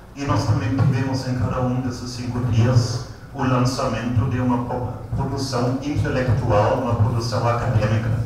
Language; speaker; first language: Portuguese; native; Portuguese